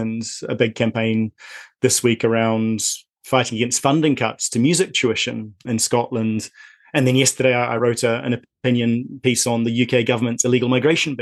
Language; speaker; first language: English; native; English